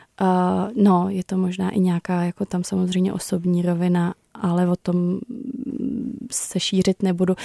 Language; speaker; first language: Czech; native; Czech